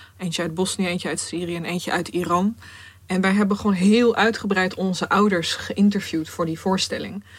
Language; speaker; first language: Dutch; early bilingual, other home language; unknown